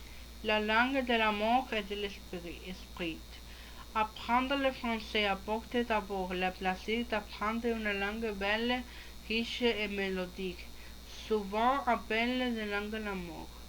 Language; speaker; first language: French; non-native, learner; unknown